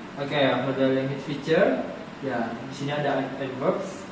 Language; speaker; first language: English; non-native, learner; Indonesian